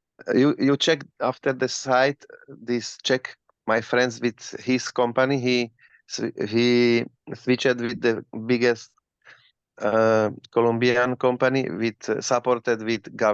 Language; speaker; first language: English; non-native, learner; Slovak